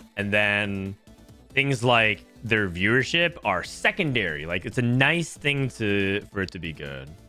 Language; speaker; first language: English; native; English